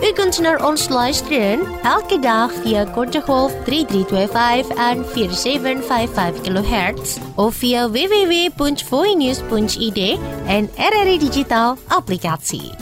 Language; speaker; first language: Dutch; non-native, fluent; Indonesian